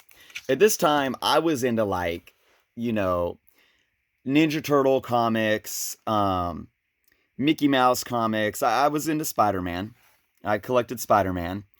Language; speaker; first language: English; native; English